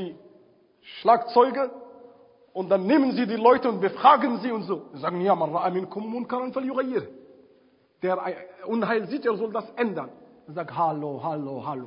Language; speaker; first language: German; non-native, fluent; Arabic